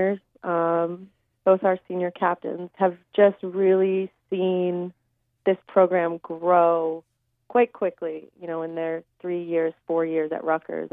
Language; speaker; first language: English; native; English